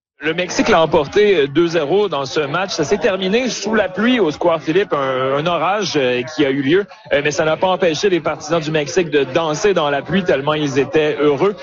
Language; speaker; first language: French; native; French